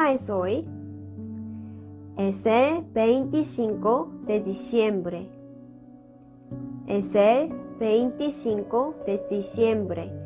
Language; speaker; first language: Spanish; non-native, fluent; Korean